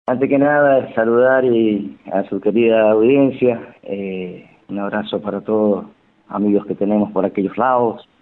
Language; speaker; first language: Spanish; native; Spanish